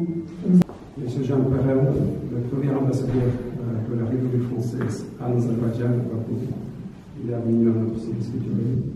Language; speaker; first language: French; non-native, fluent; Azerbaijani